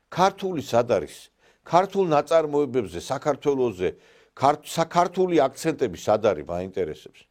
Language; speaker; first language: Georgian; native; Georgian